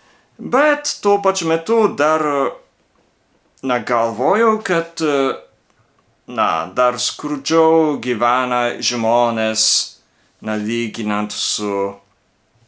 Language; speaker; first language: Lithuanian; non-native, learner; Japanese